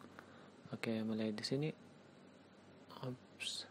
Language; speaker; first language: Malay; non-native, learner; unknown